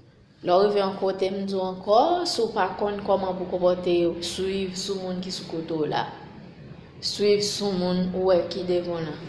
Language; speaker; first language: French; non-native, local second language; Haitian Creole